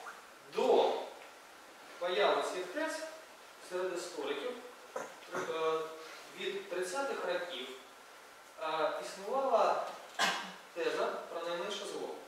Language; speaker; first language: Ukrainian; native; Ukrainian